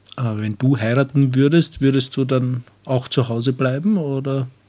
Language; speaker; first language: German; native; German